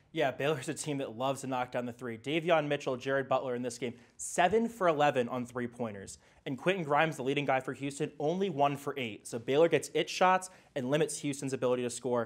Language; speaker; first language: English; native; English